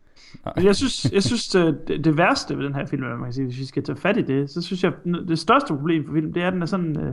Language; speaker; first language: Danish; native; Danish